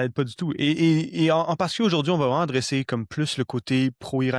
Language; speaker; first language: French; native; French